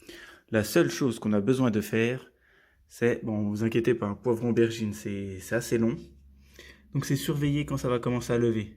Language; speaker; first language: French; native; French